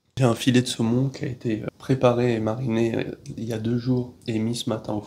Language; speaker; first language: French; native; French